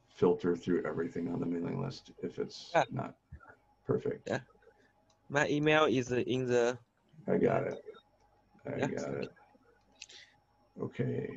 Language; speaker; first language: English; non-native, learner; Chinese